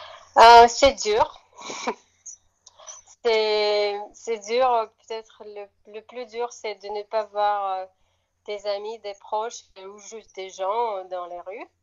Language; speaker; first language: French; non-native, fluent; Russian